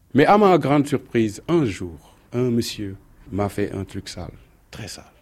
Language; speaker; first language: French; non-native, local second language; Wolof